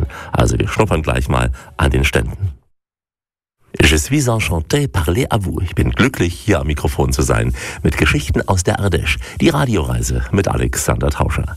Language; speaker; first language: German; native; German